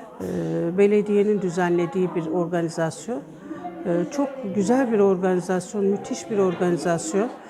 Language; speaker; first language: Turkish; native; Turkish